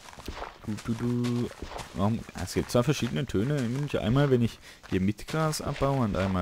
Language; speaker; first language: German; native; German